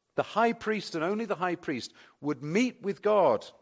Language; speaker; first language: English; native; English